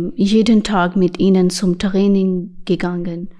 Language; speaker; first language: German; non-native, fluent; Urdu